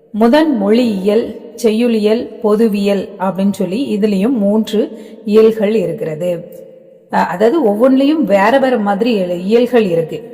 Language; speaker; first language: Tamil; native; Tamil